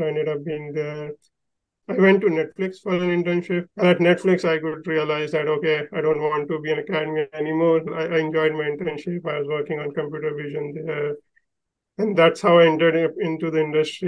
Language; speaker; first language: English; non-native, local second language; Hindi